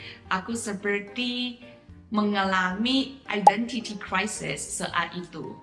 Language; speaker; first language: Indonesian; non-native, fluent; Chinese